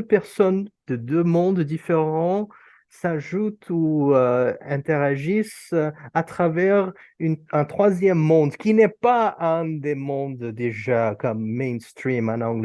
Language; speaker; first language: French; non-native, fluent; Urdu